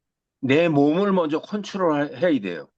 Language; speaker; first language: Korean; native; Korean